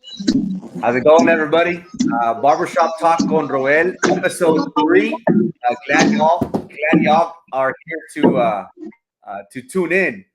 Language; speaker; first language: English; early bilingual, other home language; Spanish